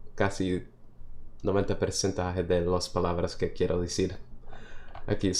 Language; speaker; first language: Spanish; early bilingual, other home language; English